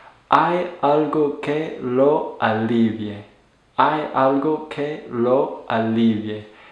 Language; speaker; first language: English; native; English